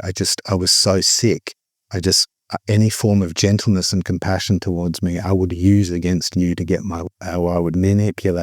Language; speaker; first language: English; native; English